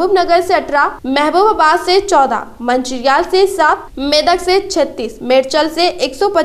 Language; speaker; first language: Urdu; native; Urdu